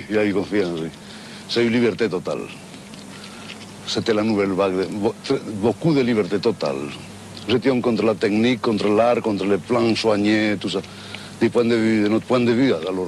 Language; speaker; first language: French; non-native, fluent; Spanish